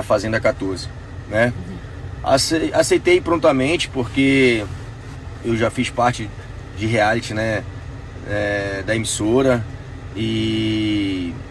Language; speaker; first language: Portuguese; native; Portuguese